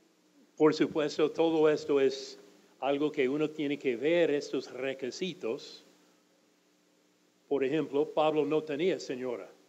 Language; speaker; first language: Spanish; non-native, fluent; English